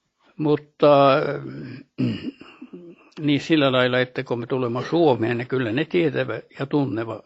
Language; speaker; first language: Finnish; early bilingual, heritage; Finnish